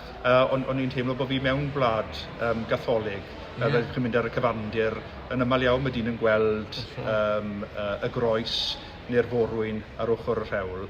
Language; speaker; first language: Welsh; native; Welsh